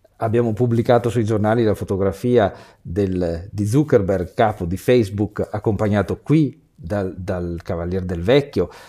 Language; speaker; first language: Italian; native; Italian